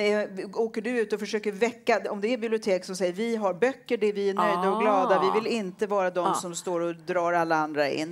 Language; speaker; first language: Swedish; native; Swedish